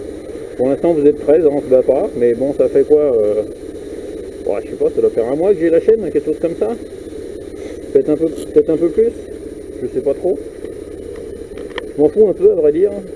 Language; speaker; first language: French; native; French